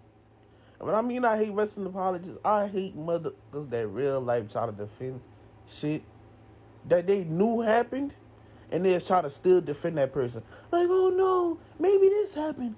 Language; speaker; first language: English; native; English